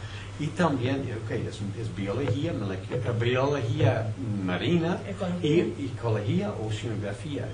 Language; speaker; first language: Spanish; non-native, fluent; French